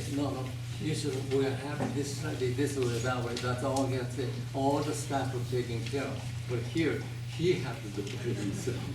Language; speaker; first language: English; non-native, fluent; Japanese